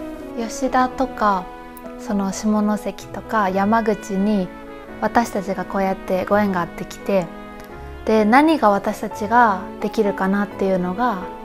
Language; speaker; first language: Japanese; native; Japanese